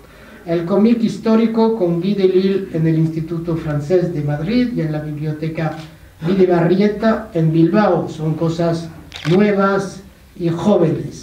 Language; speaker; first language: Spanish; non-native, fluent; French